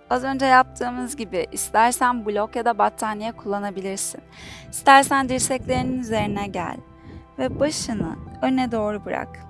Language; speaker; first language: Turkish; native; Turkish